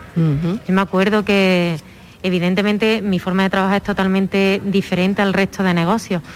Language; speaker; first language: Spanish; native; Spanish